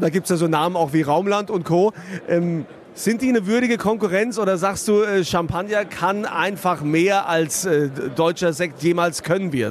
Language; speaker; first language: German; native; German